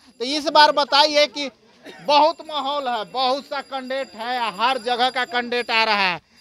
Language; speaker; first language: Hindi; native; Hindi